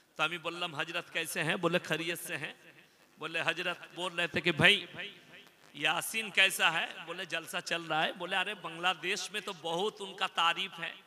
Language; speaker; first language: Hindi; non-native, local second language; Bangla